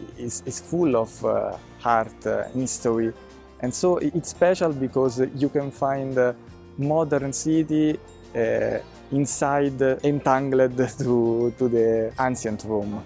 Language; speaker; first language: English; non-native, fluent; Italian